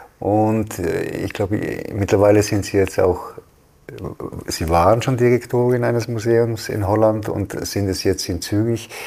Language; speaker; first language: German; native; German